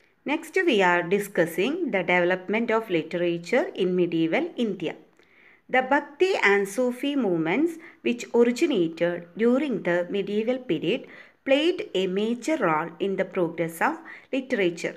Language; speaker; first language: English; non-native, local second language; Malayalam